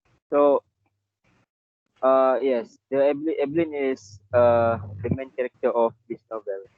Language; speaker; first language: English; non-native, local second language; Malay